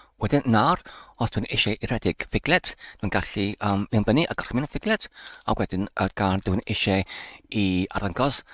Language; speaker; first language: Welsh; non-native, learner; English